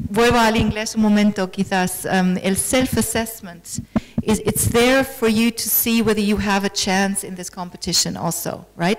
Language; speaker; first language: English; non-native, fluent; German